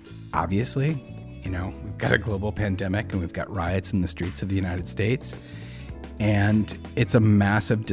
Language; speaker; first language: English; native; English